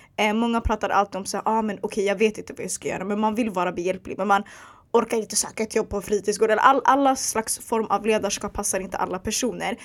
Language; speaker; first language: Swedish; early bilingual, other home language; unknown